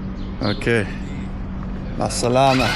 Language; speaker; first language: Arabic; non-native, learner; English